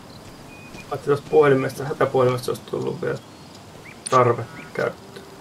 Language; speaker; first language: Finnish; native; Finnish